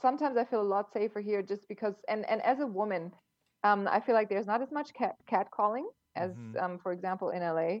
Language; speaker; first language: English; non-native, fluent; German